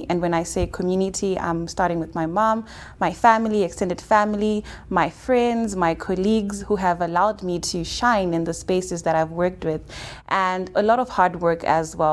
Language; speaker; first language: English; non-native, local second language; Shona